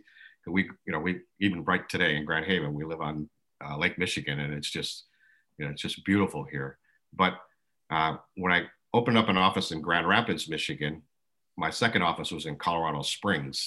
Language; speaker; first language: English; early bilingual, other home language; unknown